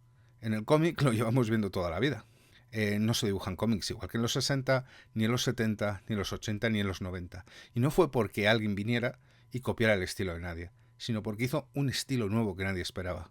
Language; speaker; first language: Spanish; native; Spanish